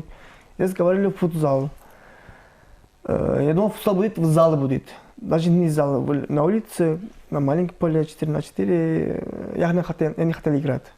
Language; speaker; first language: Russian; non-native, learner; Turkish